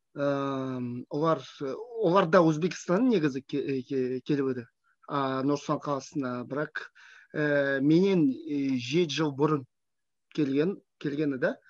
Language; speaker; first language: Kazakh; non-native, fluent; Russian